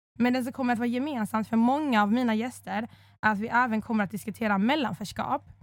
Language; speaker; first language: Swedish; early bilingual, other home language; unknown